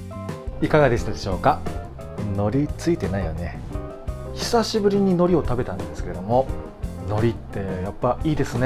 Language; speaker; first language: Japanese; native; Japanese